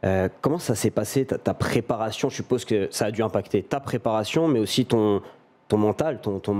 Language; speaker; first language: French; native; French